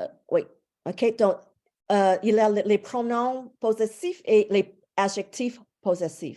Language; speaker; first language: French; non-native, fluent; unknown